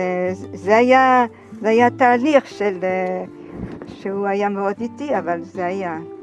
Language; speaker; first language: Hebrew; non-native, fluent; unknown